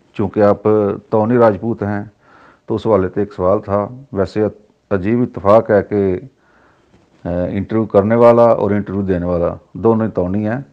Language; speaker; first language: Urdu; non-native, local second language; Haryanvi